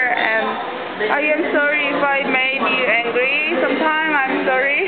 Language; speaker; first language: English; non-native, learner; Korean